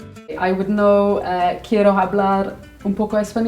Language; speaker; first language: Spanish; non-native, learner; English